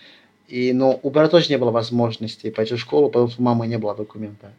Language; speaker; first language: Russian; early bilingual, other home language; Lingala